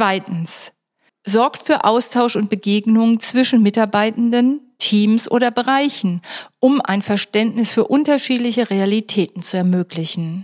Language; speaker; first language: German; native; German